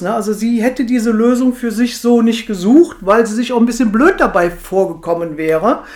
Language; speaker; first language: German; native; German